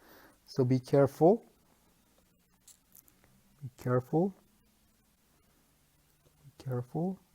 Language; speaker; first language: English; non-native, fluent; Turkish